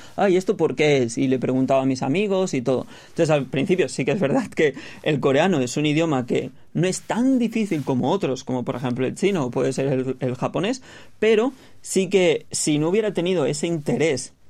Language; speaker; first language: Spanish; native; Spanish